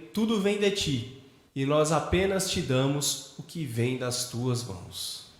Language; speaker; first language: Portuguese; native; Portuguese